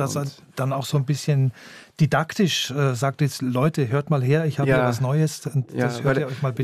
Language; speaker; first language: German; native; German